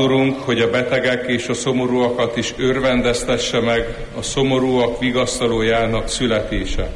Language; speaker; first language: Hungarian; native; Hungarian